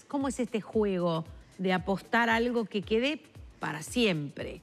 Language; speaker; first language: Spanish; native; Spanish